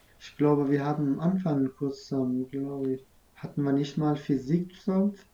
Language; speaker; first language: German; non-native, fluent; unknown